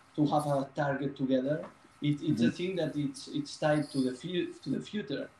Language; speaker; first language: English; non-native, fluent; Spanish